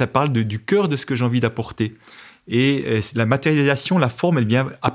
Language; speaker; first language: French; native; French